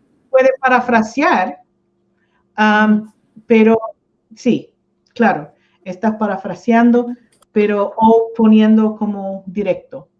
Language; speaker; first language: Spanish; non-native, fluent; English